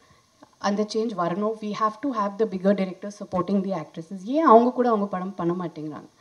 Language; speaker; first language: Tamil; non-native, fluent; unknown